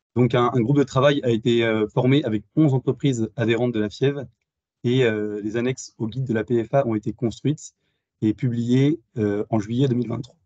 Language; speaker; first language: French; native; French